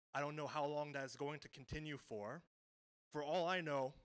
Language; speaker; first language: English; native; English